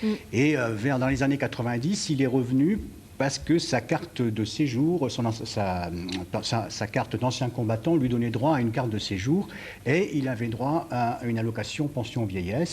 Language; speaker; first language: French; native; French